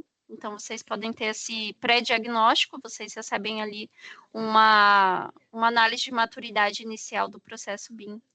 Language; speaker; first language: Portuguese; native; Portuguese